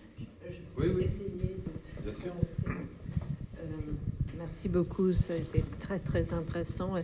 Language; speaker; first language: French; non-native, fluent; German